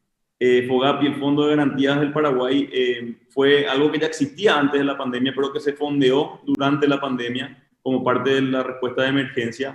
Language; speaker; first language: Spanish; native; Spanish